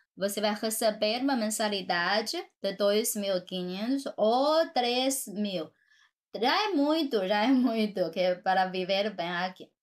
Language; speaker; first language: Portuguese; non-native, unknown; Chinese